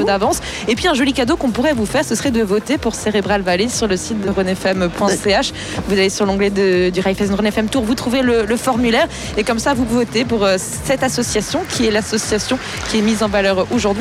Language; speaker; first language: French; native; French